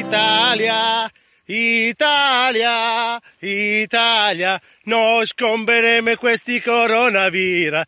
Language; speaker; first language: Italian; non-native, learner; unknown